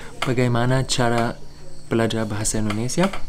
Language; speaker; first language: Indonesian; non-native, learner; German